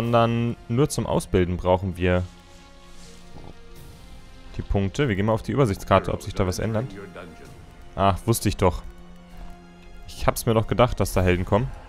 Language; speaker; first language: German; native; German